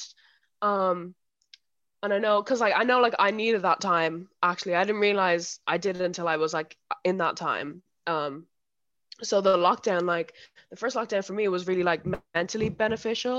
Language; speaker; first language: English; native; English